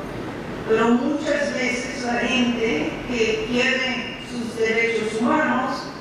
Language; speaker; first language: Spanish; non-native, fluent; English